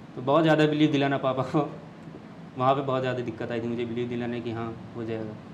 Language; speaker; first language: Hindi; native; Hindi